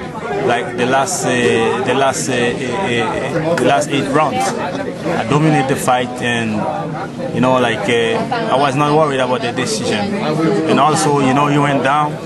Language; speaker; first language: English; non-native, fluent; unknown